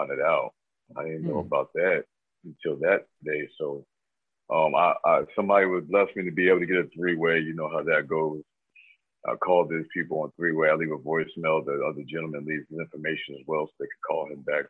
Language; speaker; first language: English; native; English